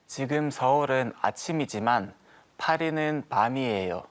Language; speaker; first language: Korean; non-native, learner; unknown